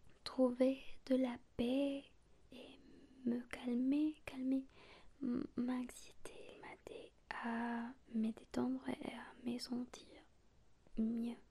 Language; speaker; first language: French; non-native, learner; Spanish